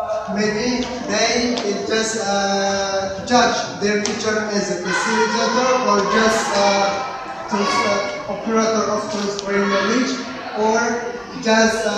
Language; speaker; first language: English; non-native, learner; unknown